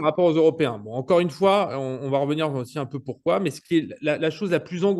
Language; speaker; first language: French; native; French